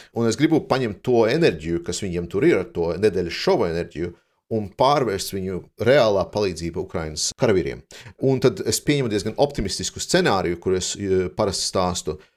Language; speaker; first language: Latvian; non-native, local second language; Russian